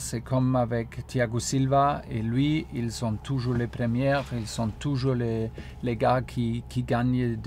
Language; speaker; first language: French; non-native, fluent; German